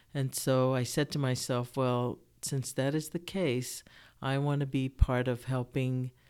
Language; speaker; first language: English; early bilingual, other home language; Japanese